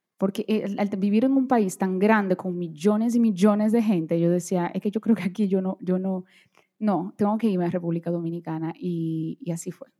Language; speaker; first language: Spanish; early bilingual, other home language; Portuguese